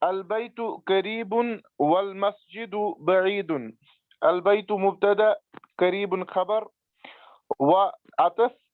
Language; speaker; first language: Arabic; non-native, learner; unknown